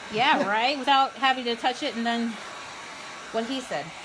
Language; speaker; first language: English; native; English